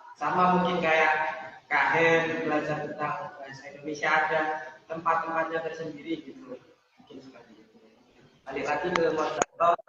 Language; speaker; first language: Indonesian; native; Indonesian